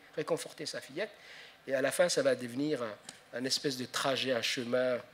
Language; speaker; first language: French; non-native, local second language; Somali